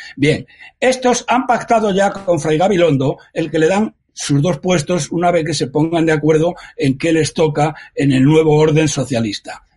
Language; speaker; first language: Spanish; native; Spanish